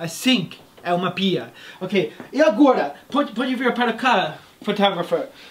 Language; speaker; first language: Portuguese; non-native, fluent; English